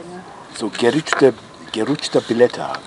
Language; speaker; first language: German; non-native, local second language; Turkish